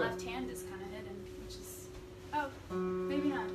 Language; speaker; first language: English; native; English